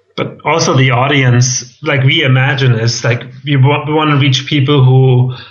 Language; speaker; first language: English; non-native, fluent; German